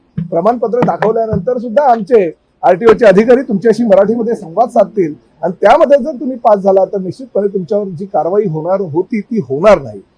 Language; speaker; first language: Marathi; native; Marathi